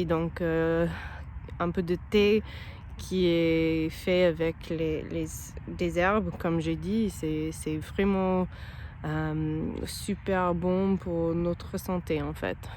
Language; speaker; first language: French; non-native, learner; English